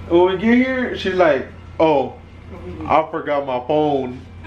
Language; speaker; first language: English; early bilingual, other home language; Spanish